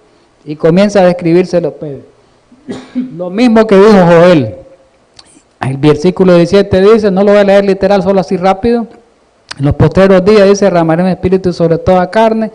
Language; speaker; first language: Spanish; native; Spanish